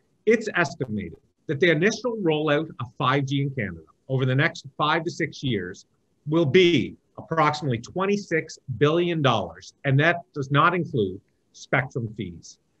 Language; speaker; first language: English; native; English